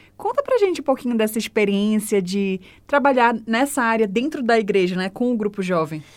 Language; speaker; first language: Portuguese; native; Portuguese